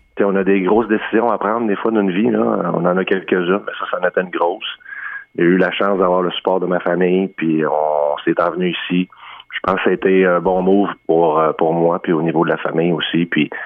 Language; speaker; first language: French; native; French